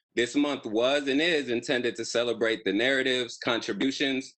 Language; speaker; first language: English; native; English